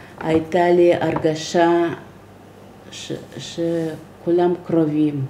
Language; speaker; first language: Hebrew; non-native, fluent; Russian